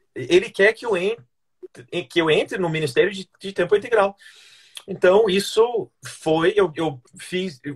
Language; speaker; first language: Portuguese; non-native, fluent; English